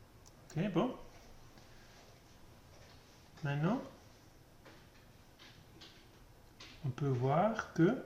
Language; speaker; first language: French; non-native, learner; German